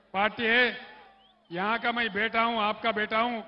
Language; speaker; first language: Hindi; non-native, local second language; Telugu